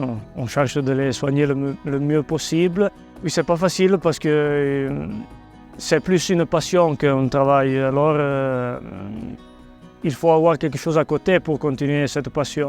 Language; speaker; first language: French; non-native, local second language; Italian